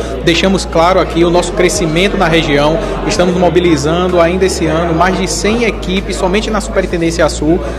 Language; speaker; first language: Portuguese; native; Portuguese